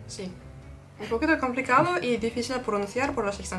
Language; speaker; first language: Spanish; non-native, fluent; Turkish